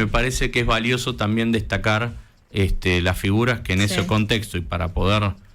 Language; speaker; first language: Spanish; native; Spanish